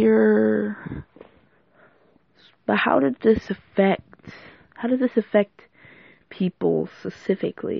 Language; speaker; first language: English; native; English